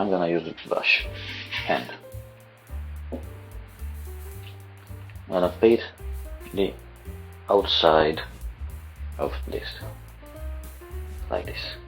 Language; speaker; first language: English; non-native, fluent; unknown